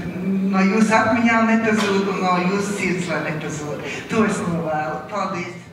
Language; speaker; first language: Latvian; native; Latvian